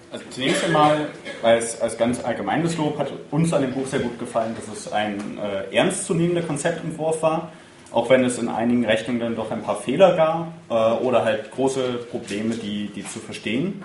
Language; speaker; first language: German; native; German